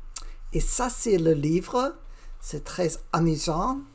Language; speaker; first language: French; non-native, learner; English